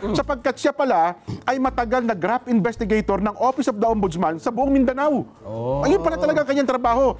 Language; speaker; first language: Filipino; native; Filipino